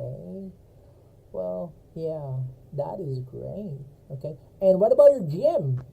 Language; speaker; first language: English; non-native, fluent; Filipino